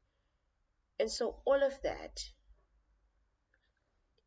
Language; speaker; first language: English; non-native, local second language; Xhosa